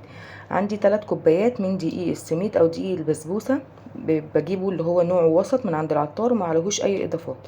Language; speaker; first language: Arabic; native; Arabic